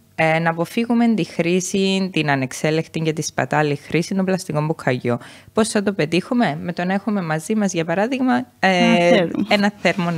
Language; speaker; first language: Greek; native; Greek